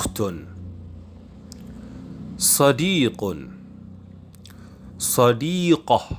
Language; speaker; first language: Arabic; non-native, fluent; Indonesian